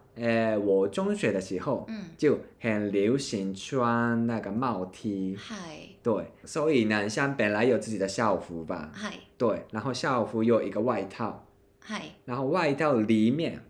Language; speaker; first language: Chinese; non-native, fluent; Japanese